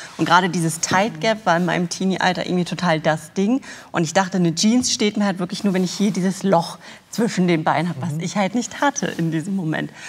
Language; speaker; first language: German; native; German